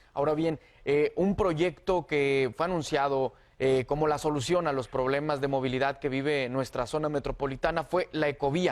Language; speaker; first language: Spanish; native; Spanish